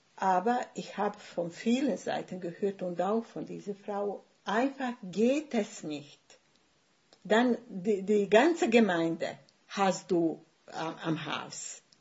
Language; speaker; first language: German; non-native, fluent; Bosnian